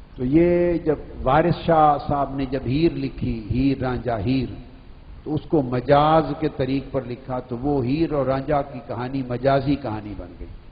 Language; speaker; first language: Urdu; non-native, local second language; Punjabi